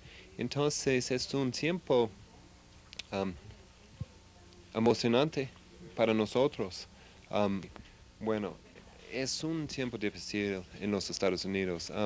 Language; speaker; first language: Spanish; non-native, fluent; English